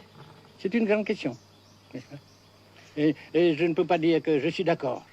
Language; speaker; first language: French; non-native, fluent; Vietnamese